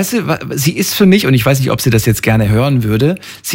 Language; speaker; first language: German; native; German